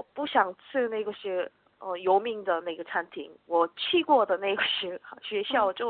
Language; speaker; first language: Chinese; non-native, learner; Korean